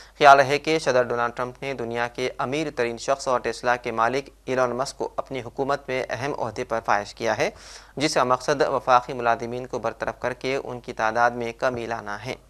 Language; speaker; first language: Urdu; native; Urdu